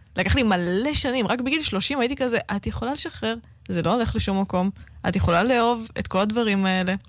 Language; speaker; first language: Hebrew; native; Hebrew